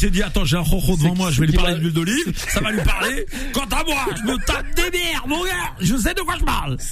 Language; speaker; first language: French; native; French